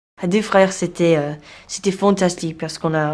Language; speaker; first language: French; non-native, learner; English